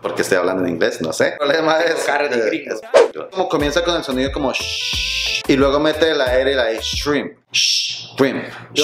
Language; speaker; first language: Spanish; native; Spanish